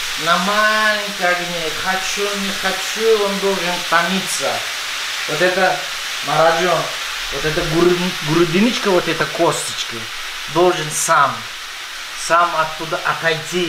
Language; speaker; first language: Russian; non-native, fluent; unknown